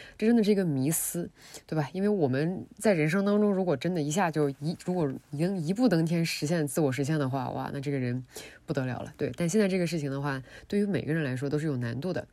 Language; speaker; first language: Chinese; native; Chinese